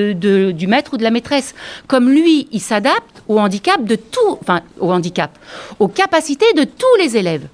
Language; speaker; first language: French; native; French